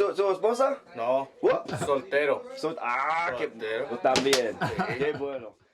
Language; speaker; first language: Spanish; non-native, learner; English